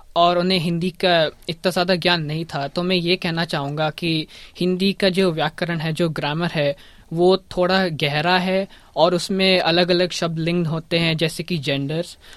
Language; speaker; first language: Hindi; early bilingual, heritage; Hindi